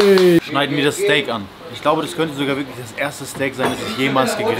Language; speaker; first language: German; native; German